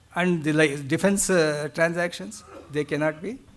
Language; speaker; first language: English; non-native, local second language; Kannada